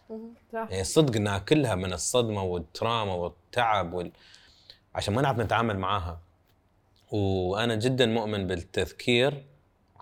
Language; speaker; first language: Arabic; native; Arabic